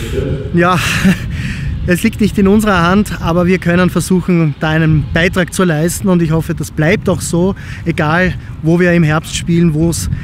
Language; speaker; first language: German; native; German